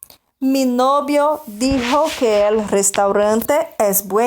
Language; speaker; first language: Spanish; non-native, fluent; Portuguese